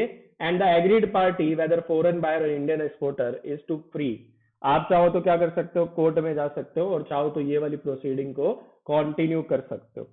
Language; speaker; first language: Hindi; native; Hindi